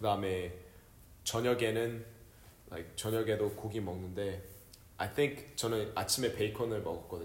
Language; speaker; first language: Korean; early bilingual, heritage; Korean